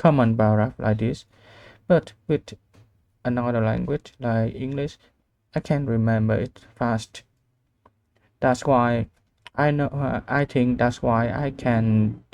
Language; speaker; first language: English; non-native, learner; Vietnamese